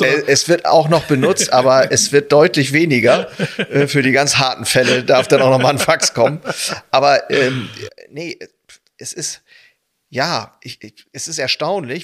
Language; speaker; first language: German; native; German